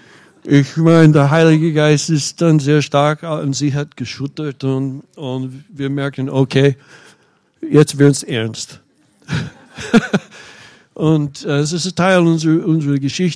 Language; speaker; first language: German; non-native, fluent; English